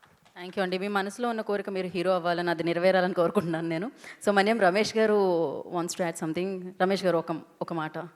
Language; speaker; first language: Telugu; native; Telugu